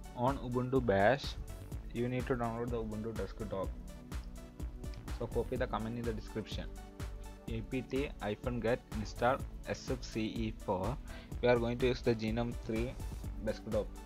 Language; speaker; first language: English; non-native, fluent; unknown